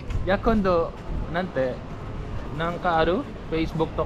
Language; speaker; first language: Japanese; non-native, learner; Filipino